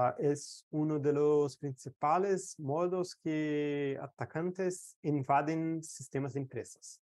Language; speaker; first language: Spanish; non-native, fluent; Portuguese